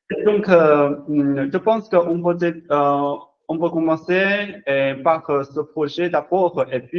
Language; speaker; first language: French; non-native, learner; Chinese